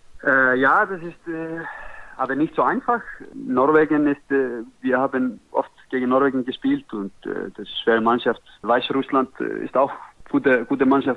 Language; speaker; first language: German; non-native, learner; Icelandic